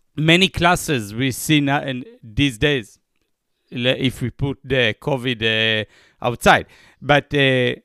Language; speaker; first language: English; non-native, fluent; Hebrew